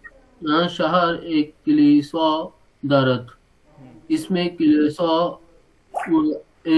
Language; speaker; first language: Persian; non-native, learner; Bangla